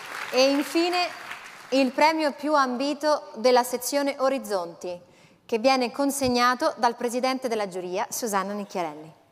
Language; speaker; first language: Italian; native; Italian